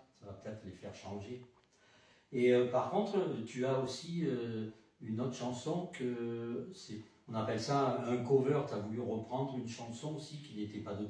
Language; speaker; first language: French; native; French